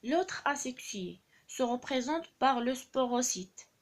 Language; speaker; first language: French; non-native, local second language; Arabic